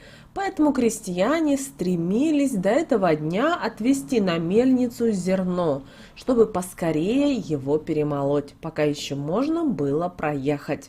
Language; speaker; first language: Russian; native; Russian